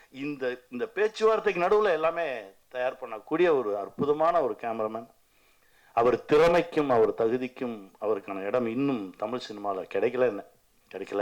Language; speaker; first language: Tamil; native; Tamil